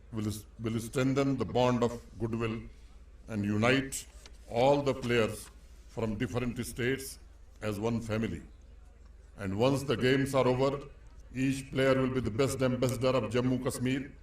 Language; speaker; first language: English; non-native, local second language; Hindi